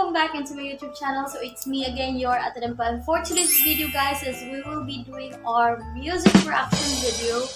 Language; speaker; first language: English; non-native, local second language; Filipino